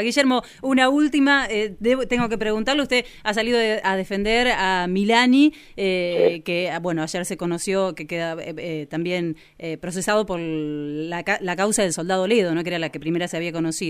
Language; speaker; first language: Spanish; native; Spanish